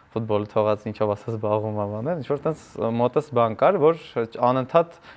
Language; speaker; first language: Armenian; native; Armenian